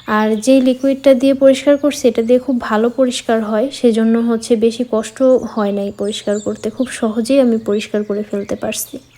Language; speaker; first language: Bangla; native; Bangla